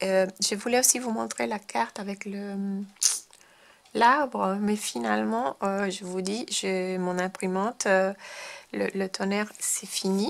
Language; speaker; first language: French; non-native, fluent; Spanish